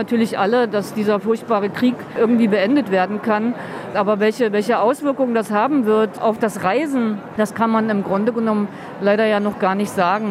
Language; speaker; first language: German; native; German